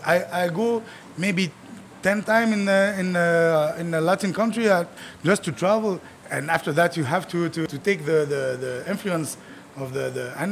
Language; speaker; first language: English; non-native, fluent; Arabic